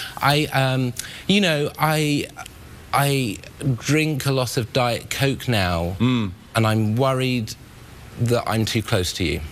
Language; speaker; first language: English; native; English